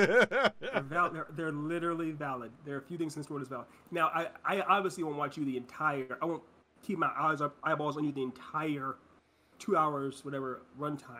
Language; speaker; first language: English; native; English